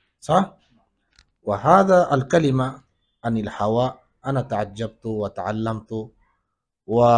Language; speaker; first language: Arabic; non-native, learner; Bangla